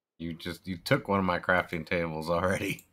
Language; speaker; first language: English; native; English